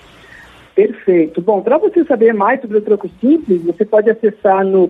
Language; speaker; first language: Portuguese; native; Portuguese